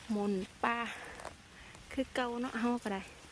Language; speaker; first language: Thai; native; Thai